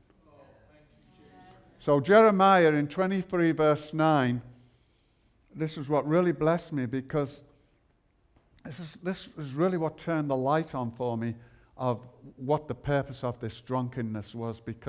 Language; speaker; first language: English; native; English